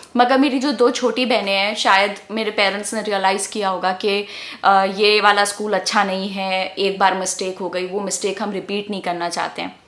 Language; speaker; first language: Hindi; native; Hindi